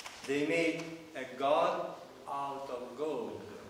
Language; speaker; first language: English; non-native, fluent; Russian